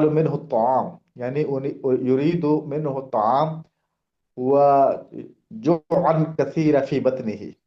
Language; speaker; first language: Arabic; non-native, learner; Urdu